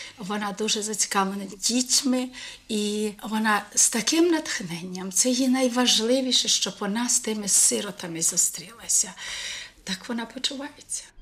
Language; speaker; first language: Ukrainian; early bilingual, heritage; Ukrainian